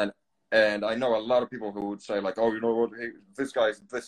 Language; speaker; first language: English; non-native, fluent; Polish